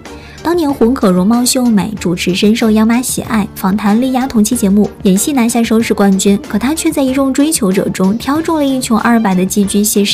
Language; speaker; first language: Chinese; native; Chinese